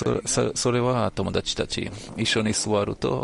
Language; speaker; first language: Japanese; non-native, learner; Hebrew